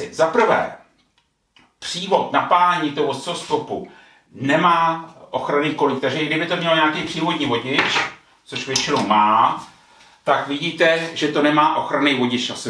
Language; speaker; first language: Czech; native; Czech